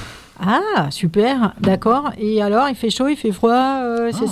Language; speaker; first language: French; native; French